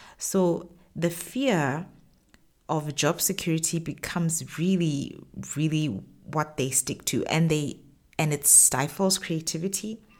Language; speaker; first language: English; non-native, local second language; Tswana